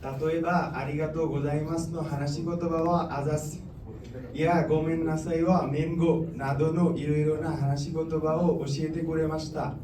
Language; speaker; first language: Japanese; non-native, learner; Bangla